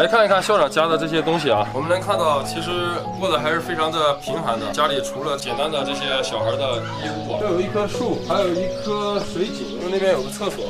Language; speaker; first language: Chinese; native; Chinese